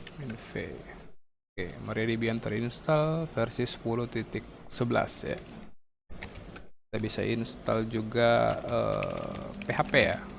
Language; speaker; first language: Indonesian; native; Indonesian